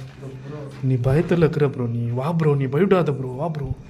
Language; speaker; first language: Tamil; native; Tamil